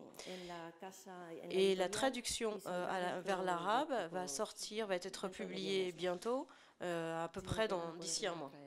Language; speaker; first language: French; non-native, fluent; Spanish